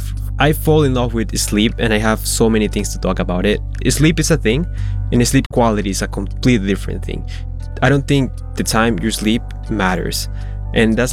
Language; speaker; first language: English; non-native, fluent; Spanish